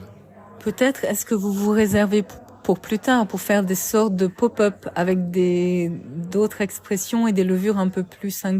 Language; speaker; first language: French; native; French